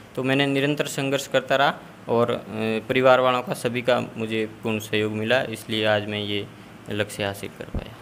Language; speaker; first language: Hindi; native; Hindi